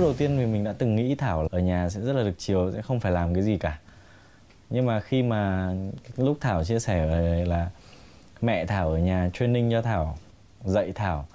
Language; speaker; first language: Vietnamese; native; Vietnamese